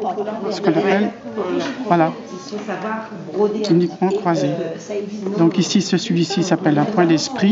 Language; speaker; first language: French; native; French